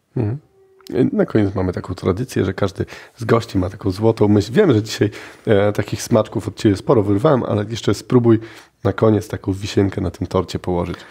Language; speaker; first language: Polish; native; Polish